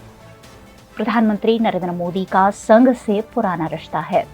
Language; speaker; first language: Hindi; native; Hindi